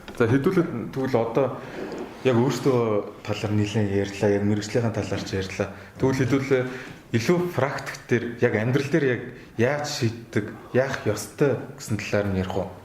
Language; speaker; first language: Mongolian; native; Mongolian